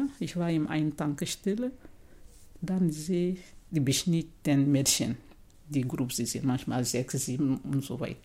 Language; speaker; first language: German; non-native, learner; Mandingo